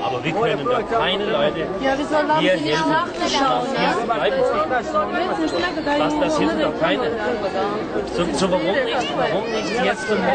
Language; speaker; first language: German; non-native, learner; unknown